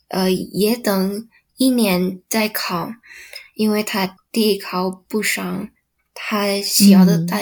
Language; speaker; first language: Chinese; non-native, learner; Indonesian